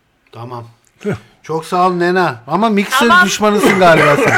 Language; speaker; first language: Turkish; native; Turkish